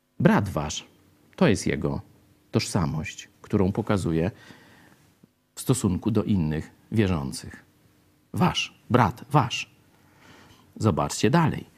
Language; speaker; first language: Polish; native; Polish